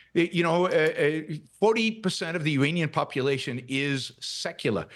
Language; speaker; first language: English; non-native, fluent; Hebrew